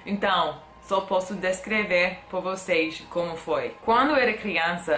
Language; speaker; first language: Portuguese; non-native, fluent; English